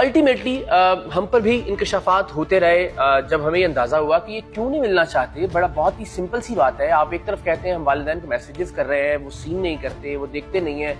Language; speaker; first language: Urdu; native; Urdu